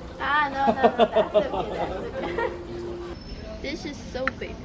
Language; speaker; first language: English; non-native, learner; Korean